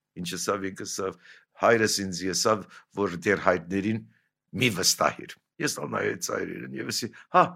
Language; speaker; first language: Armenian; native; Armenian